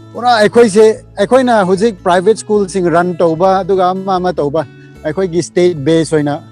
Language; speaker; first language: Manipuri; non-native, local second language; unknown